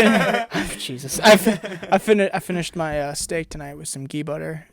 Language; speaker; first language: English; native; English